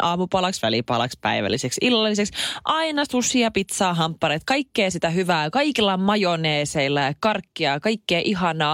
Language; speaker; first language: Finnish; native; Finnish